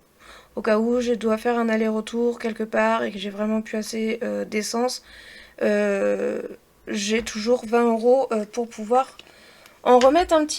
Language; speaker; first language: French; native; French